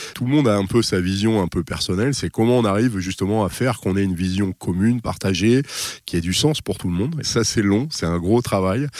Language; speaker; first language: French; native; French